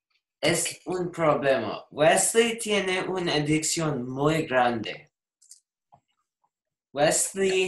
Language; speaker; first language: Spanish; non-native, learner; English